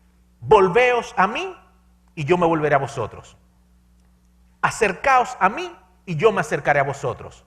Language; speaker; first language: Spanish; native; Spanish